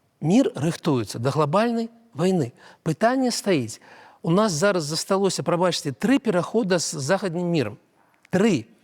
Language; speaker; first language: Belarusian; non-native, local second language; Russian